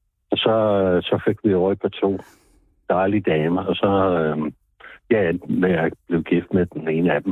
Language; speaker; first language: Danish; non-native, fluent; English